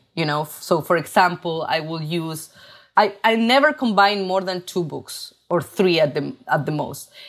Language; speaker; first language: English; non-native, fluent; Spanish